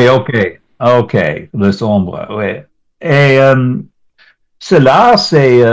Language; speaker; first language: French; non-native, learner; English